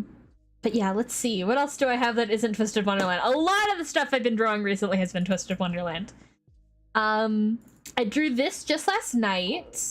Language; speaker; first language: English; native; English